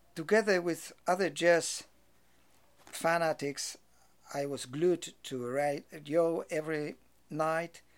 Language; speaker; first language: English; non-native, fluent; Polish